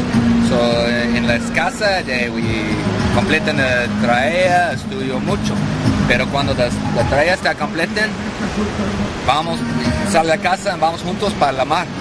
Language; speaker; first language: Spanish; non-native, learner; English